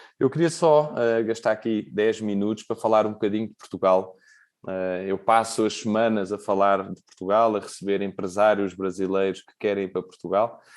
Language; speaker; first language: Portuguese; native; Portuguese